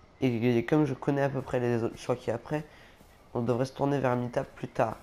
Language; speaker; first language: French; native; French